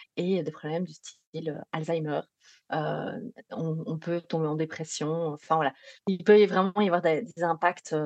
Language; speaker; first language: French; native; French